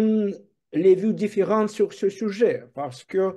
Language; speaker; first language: French; non-native, fluent; Russian